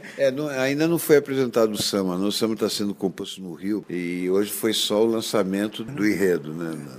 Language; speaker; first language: Portuguese; native; Portuguese